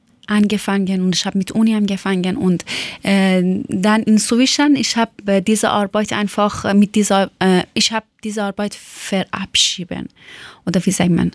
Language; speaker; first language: German; non-native, learner; Persian